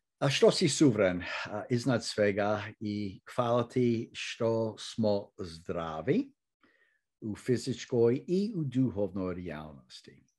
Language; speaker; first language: Croatian; early bilingual, heritage; Croatian